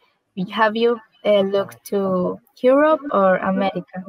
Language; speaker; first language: English; non-native, learner; Spanish